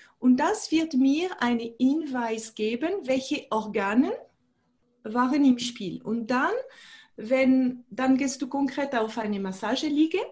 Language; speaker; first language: German; non-native, fluent; French